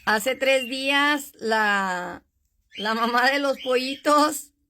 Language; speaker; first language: Spanish; early bilingual, heritage; Spanish